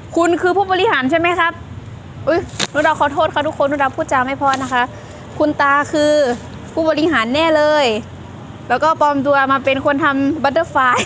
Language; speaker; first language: Thai; native; Thai